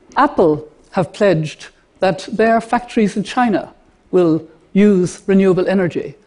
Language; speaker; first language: English; native; English